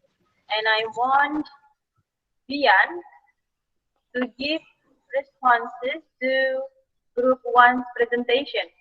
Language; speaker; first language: English; non-native, fluent; Indonesian